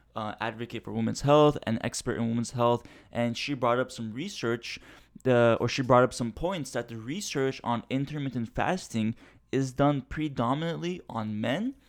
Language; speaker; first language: English; early bilingual, other home language; Turkish